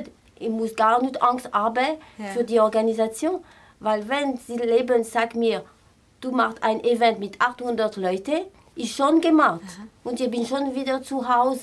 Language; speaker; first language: German; non-native, fluent; French